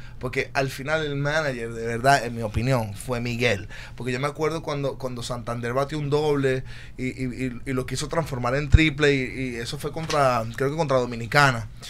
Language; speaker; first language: Spanish; native; Spanish